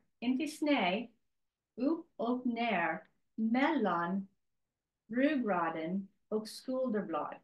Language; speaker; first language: Swedish; non-native, learner; English